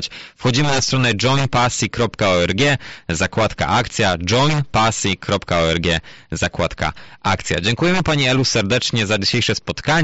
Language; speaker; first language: Polish; native; Polish